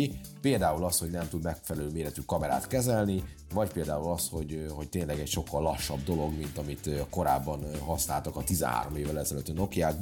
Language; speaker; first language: Hungarian; native; Hungarian